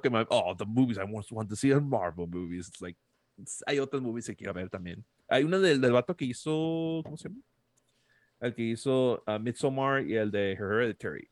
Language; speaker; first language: Spanish; early bilingual, heritage; Spanish